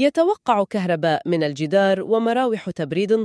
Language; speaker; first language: Arabic; native; Arabic